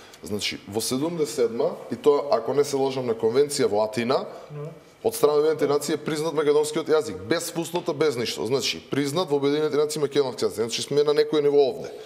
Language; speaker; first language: Macedonian; native; Macedonian